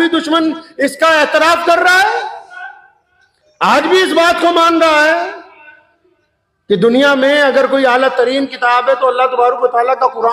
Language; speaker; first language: Urdu; native; Urdu